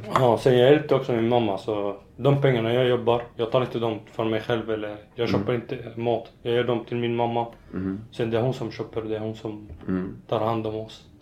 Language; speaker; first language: Swedish; non-native, fluent; Arabic